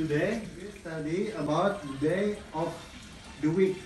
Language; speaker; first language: English; non-native, learner; Indonesian